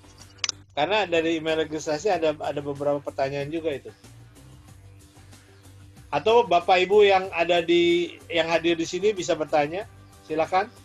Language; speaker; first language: Indonesian; native; Indonesian